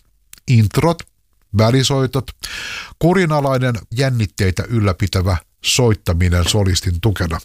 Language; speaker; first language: Finnish; native; Finnish